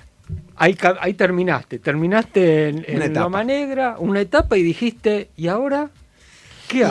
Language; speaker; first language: Spanish; native; Spanish